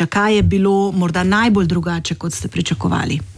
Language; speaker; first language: Slovenian; native; Slovenian